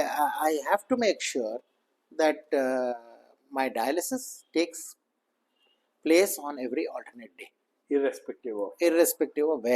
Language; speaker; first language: English; non-native, local second language; Kannada